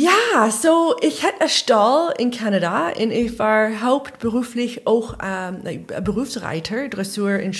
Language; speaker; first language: German; non-native, learner; English